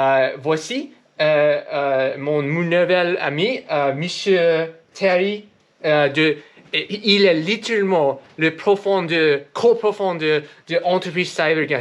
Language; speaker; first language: French; non-native, learner; English